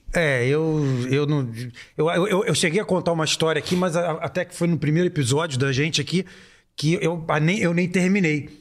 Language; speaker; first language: Portuguese; native; Portuguese